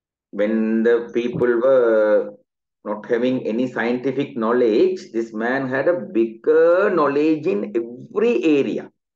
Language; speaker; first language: English; non-native, local second language; Tamil